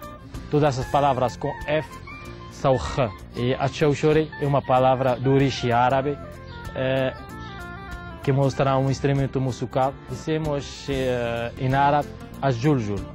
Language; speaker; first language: Portuguese; non-native, fluent; Arabic